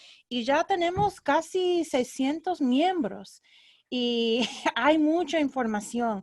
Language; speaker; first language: Spanish; early bilingual, heritage; Spanish